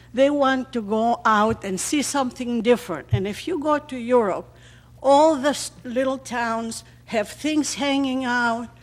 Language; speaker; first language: English; non-native, fluent; Greek